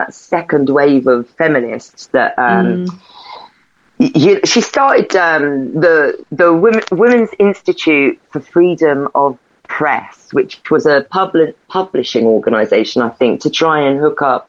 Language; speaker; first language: English; native; English